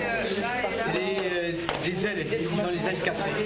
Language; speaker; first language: French; native; French